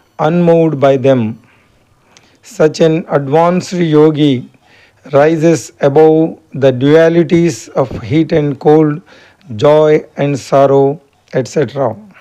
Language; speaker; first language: English; non-native, local second language; Telugu